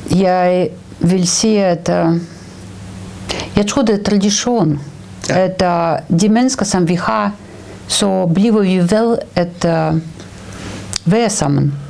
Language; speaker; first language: Danish; non-native, fluent; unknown